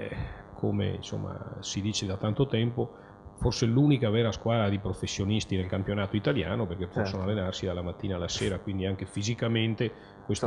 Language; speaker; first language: Italian; native; Italian